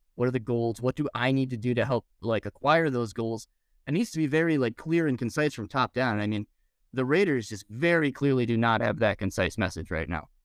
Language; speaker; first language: English; native; English